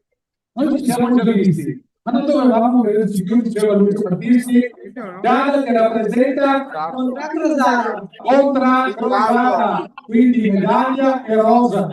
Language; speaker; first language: Italian; native; Italian